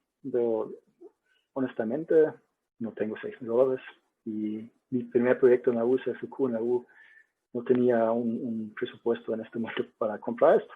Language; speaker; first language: Spanish; non-native, learner; German